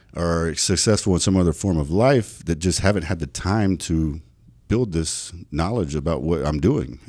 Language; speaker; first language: English; native; English